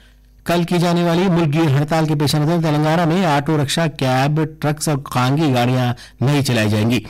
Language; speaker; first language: Urdu; native; Urdu